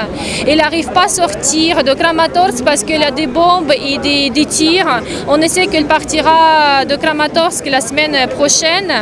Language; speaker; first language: French; non-native, fluent; Russian